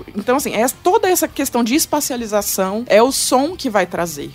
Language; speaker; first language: Portuguese; native; Portuguese